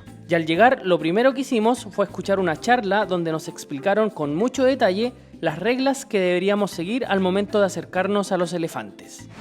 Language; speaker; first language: Spanish; native; Spanish